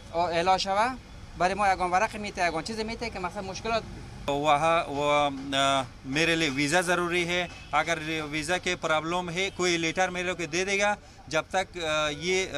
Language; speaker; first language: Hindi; non-native, learner; Persian